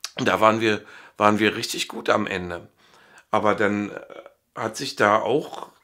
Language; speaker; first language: German; native; German